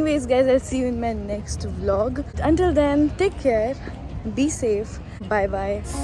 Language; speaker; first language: English; non-native, local second language; Hindi